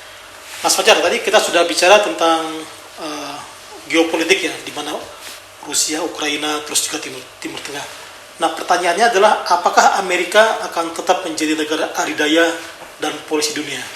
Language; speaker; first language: Indonesian; native; Indonesian